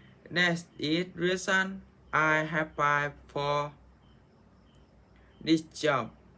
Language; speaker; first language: English; non-native, learner; Thai